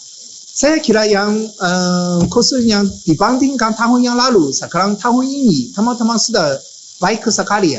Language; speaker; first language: Indonesian; non-native, learner; Japanese